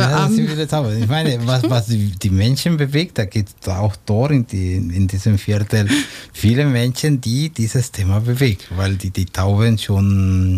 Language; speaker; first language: German; non-native, fluent; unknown